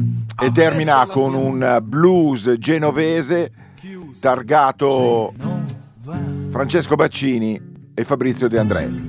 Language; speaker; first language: Italian; native; Italian